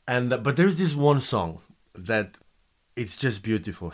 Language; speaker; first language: English; non-native, fluent; Slovenian